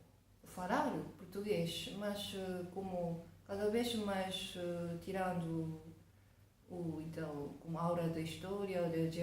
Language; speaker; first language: Portuguese; non-native, fluent; Japanese